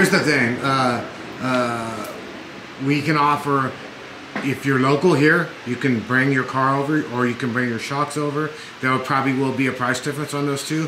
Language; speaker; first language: English; native; English